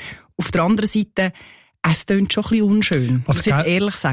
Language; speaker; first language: German; native; German